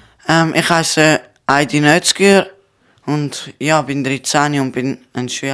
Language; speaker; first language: German; early bilingual, other home language; Turkish